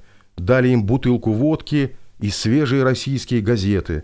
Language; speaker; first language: Russian; native; Russian